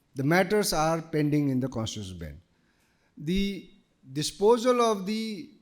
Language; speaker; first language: English; non-native, local second language; Nepali